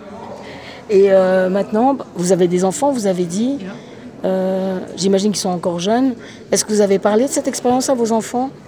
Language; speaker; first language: French; native; French